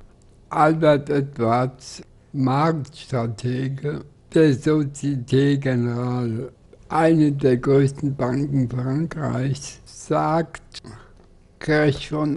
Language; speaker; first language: German; native; German